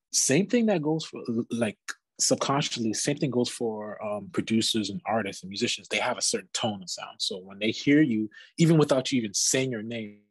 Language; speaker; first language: English; native; English